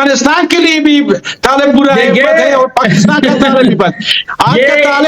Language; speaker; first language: Hindi; non-native, learner; Pashto